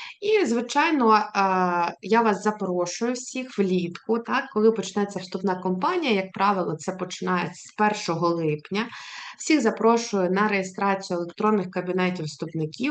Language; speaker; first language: Ukrainian; native; Ukrainian